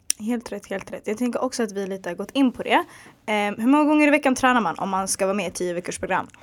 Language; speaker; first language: Swedish; early bilingual, other home language; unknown